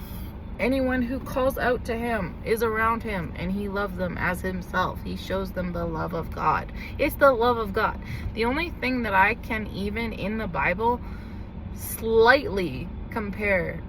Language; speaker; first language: English; native; English